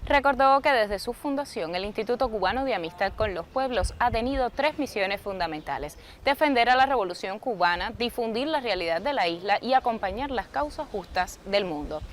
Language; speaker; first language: Spanish; native; Spanish